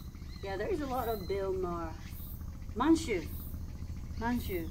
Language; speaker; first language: English; non-native, local second language; Japanese